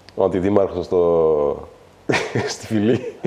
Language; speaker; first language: Greek; non-native, fluent; Kabuverdianu